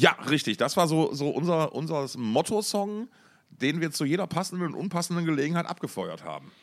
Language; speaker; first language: German; native; German